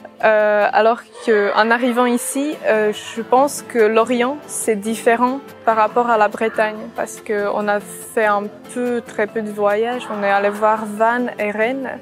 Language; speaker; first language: French; non-native, fluent; Czech